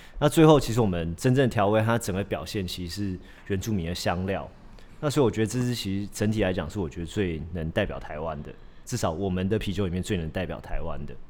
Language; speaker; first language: Chinese; early bilingual, heritage; Chinese